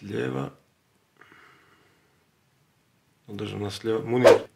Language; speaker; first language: Russian; non-native, learner; Serbian